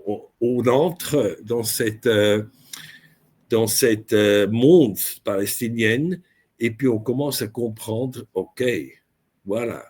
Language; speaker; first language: French; non-native, local second language; German